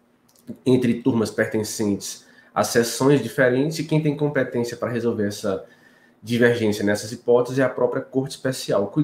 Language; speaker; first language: Portuguese; native; Portuguese